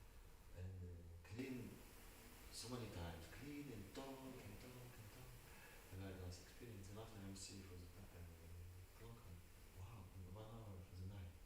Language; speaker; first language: English; non-native, learner; Russian